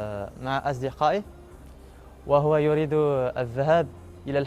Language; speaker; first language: Arabic; non-native, learner; French